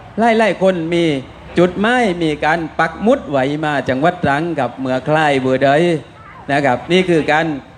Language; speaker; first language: Thai; native; Thai